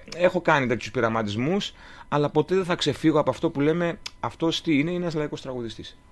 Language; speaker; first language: Greek; early bilingual, heritage; Greek